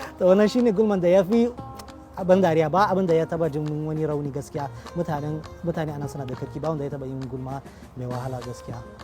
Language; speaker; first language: Hausa; non-native, local second language; Arabic